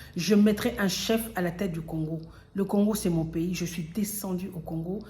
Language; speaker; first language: French; early bilingual, other home language; Lingala